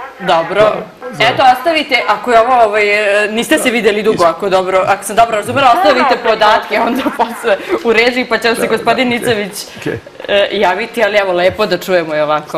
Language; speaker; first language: Serbian; native; Serbian